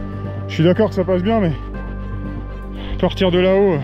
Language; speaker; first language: French; native; French